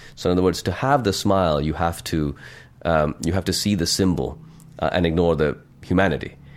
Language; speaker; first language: English; non-native, local second language; Urdu